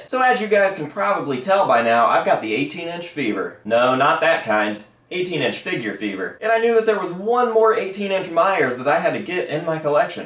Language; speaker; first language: English; native; English